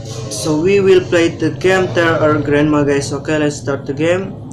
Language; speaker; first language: English; non-native, learner; Indonesian